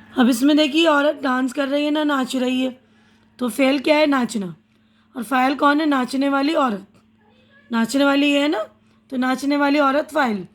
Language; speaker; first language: Urdu; native; Urdu